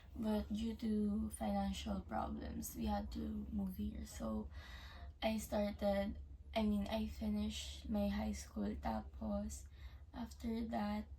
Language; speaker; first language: English; native; English